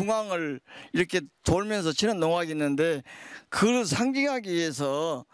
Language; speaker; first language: Korean; native; Korean